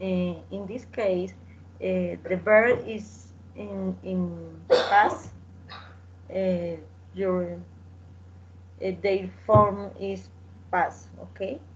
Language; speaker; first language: English; non-native, learner; Spanish